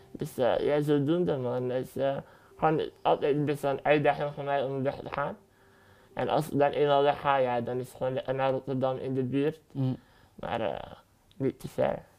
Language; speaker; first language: Dutch; early bilingual, other home language; Arabic